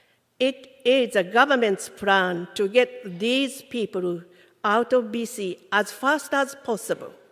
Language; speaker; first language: English; non-native, fluent; Japanese